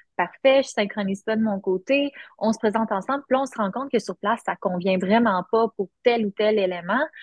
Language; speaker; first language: French; native; French